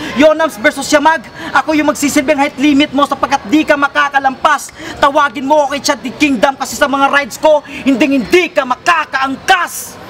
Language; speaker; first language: Filipino; non-native, local second language; Cebuano